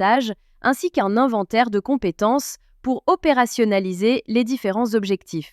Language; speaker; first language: French; non-native, local second language; Arabic